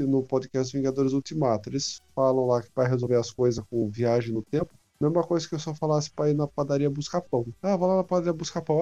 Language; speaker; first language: Portuguese; native; Portuguese